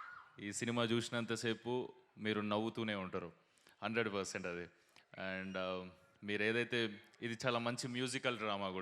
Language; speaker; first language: Telugu; native; Telugu